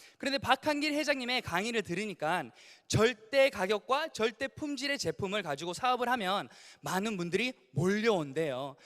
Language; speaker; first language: Korean; early bilingual, heritage; English